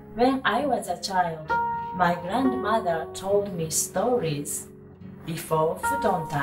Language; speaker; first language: English; non-native, fluent; Japanese